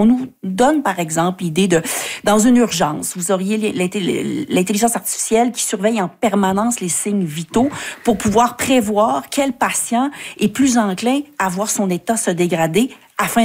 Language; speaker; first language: French; native; French